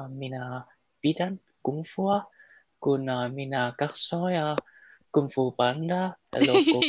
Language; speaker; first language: Finnish; non-native, learner; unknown